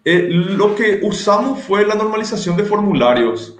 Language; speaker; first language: Spanish; native; Spanish